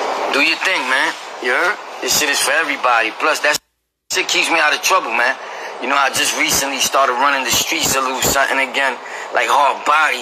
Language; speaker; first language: English; early bilingual, other home language; Spanish